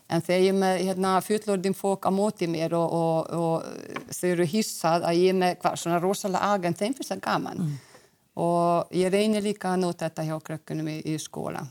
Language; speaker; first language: Icelandic; non-native, fluent; Hungarian